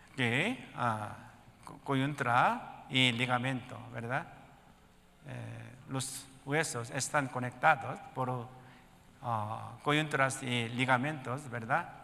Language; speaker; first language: Spanish; non-native, learner; Korean